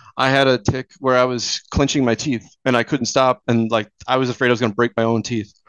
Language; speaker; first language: English; native; English